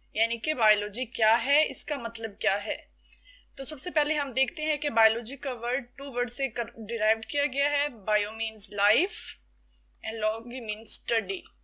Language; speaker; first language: Urdu; native; Urdu